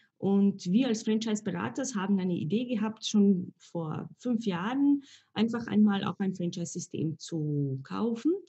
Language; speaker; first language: German; non-native, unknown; Slovenian